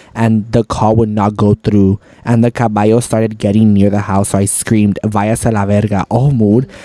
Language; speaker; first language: English; early bilingual, other home language; Spanish